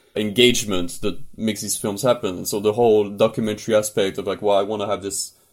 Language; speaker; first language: English; non-native, fluent; French